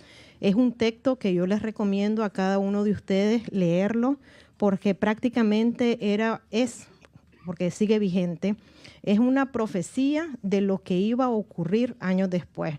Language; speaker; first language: Spanish; native; Spanish